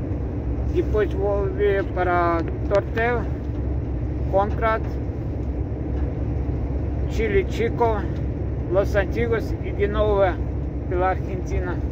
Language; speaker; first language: Portuguese; non-native, learner; Russian